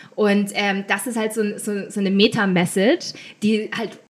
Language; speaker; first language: German; native; German